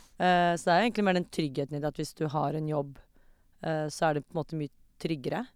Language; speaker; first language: Norwegian; early bilingual, other home language; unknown